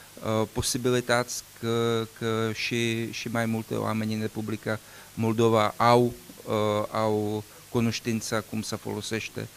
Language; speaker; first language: Romanian; non-native, learner; Czech